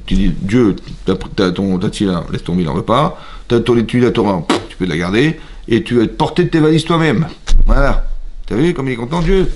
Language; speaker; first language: French; native; French